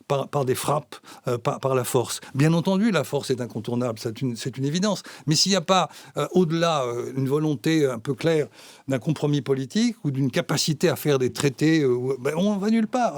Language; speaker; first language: French; native; French